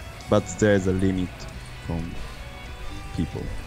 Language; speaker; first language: English; non-native, learner; Japanese